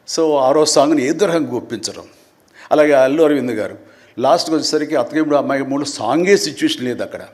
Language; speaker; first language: Telugu; native; Telugu